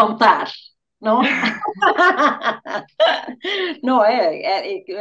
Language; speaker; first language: Spanish; native; Spanish